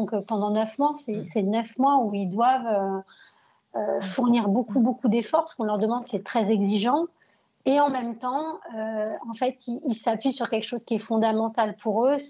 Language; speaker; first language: French; early bilingual, other home language; Arabic